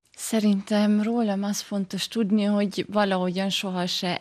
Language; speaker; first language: Hungarian; early bilingual, heritage; German